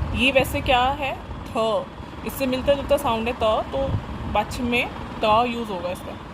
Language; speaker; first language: Hindi; native; Hindi